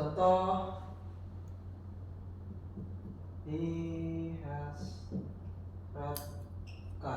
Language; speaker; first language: English; non-native, learner; Indonesian